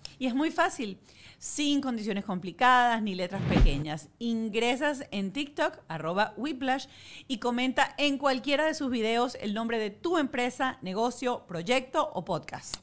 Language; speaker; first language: Spanish; native; Spanish